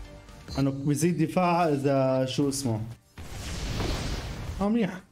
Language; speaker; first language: Arabic; native; Arabic